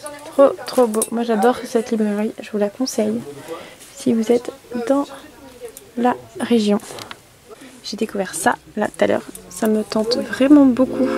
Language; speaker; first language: French; native; French